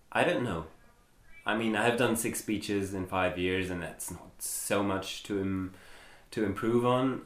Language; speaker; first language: English; non-native, fluent; German